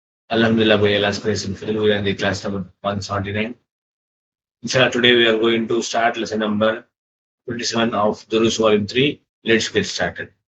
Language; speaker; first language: English; non-native, local second language; Tamil